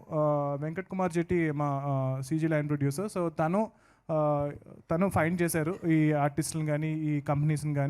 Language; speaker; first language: Telugu; native; Telugu